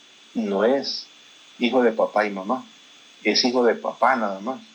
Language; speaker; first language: Spanish; native; Spanish